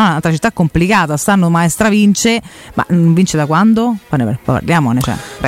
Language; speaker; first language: Italian; native; Italian